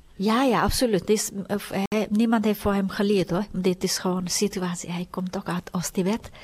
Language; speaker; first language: Dutch; non-native, fluent; Tibetan